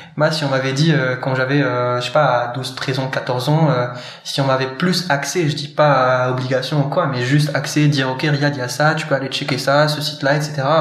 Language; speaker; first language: French; non-native, local second language; Arabic